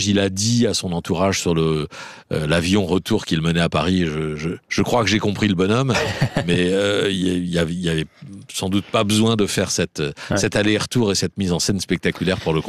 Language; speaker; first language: French; native; French